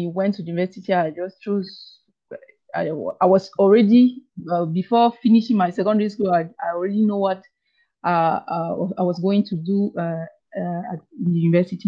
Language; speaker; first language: English; non-native, local second language; French